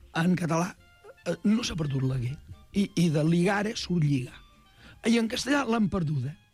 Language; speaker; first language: Catalan; native; Catalan